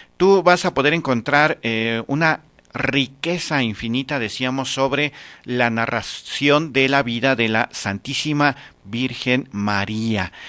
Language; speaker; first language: Spanish; native; Spanish